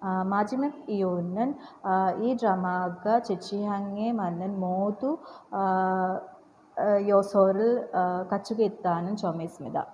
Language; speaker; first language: Korean; non-native, learner; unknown